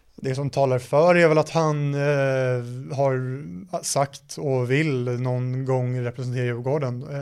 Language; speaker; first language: Swedish; native; Swedish